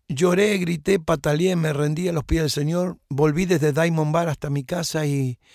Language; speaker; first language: Spanish; native; Spanish